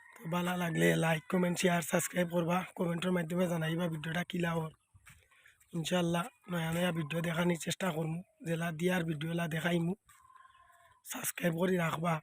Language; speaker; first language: Bangla; native; Bangla